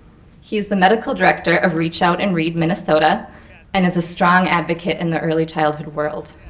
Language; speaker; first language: English; native; English